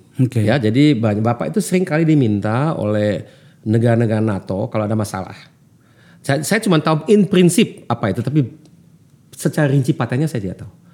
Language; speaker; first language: Indonesian; early bilingual, heritage; German